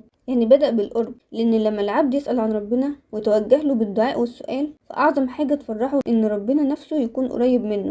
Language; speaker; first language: Arabic; native; Arabic